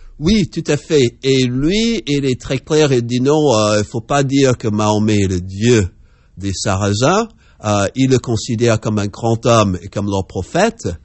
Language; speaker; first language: French; non-native, fluent; English